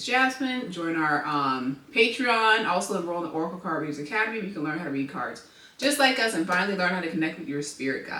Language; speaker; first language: English; native; English